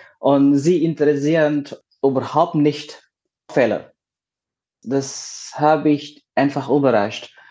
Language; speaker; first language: German; non-native, learner; Indonesian